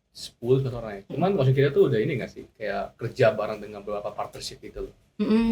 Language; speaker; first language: Indonesian; native; Indonesian